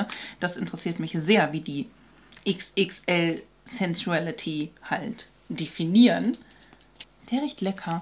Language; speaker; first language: German; native; German